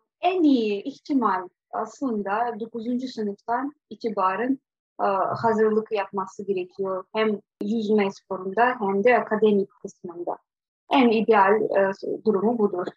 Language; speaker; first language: Turkish; non-native, fluent; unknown